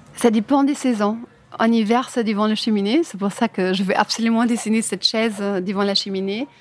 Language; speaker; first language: French; non-native, fluent; German